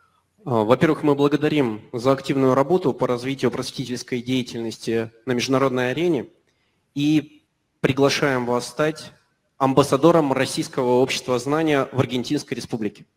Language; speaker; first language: Russian; native; Russian